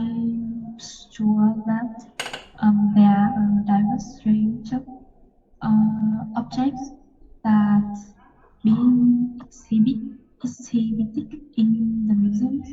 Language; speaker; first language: English; non-native, learner; Vietnamese